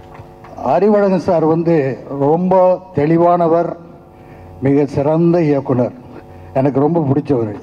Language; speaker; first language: Tamil; native; Tamil